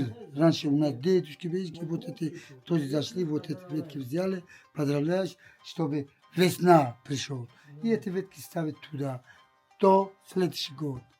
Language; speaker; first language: Russian; non-native, learner; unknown